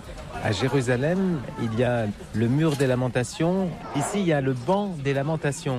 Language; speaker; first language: French; native; French